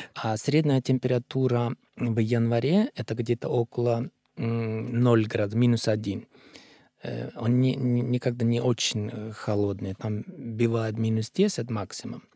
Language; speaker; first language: Russian; non-native, fluent; Icelandic